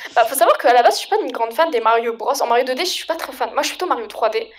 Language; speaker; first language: French; native; French